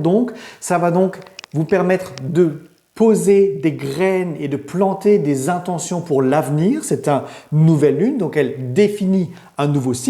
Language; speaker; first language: French; native; French